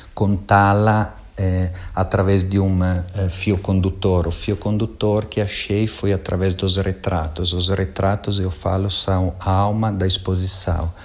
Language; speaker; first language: Portuguese; non-native, fluent; Italian